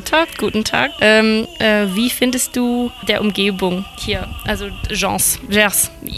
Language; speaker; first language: German; non-native, learner; French